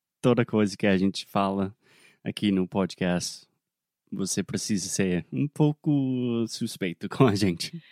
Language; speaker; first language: Portuguese; non-native, fluent; English